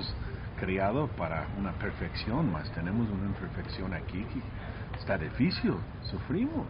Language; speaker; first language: Spanish; early bilingual, heritage; Spanish